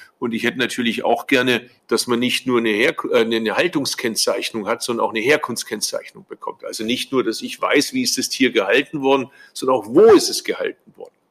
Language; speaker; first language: German; early bilingual, other home language; Turkish